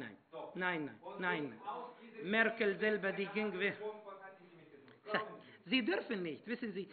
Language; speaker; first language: German; non-native, fluent; Arabic